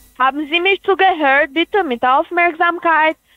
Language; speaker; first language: German; non-native, fluent; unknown